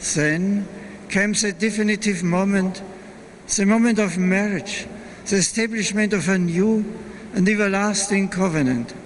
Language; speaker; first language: English; non-native, fluent; German